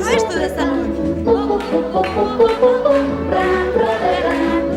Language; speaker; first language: Basque; native; Basque